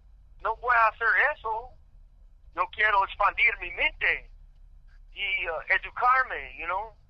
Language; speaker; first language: Spanish; non-native, learner; English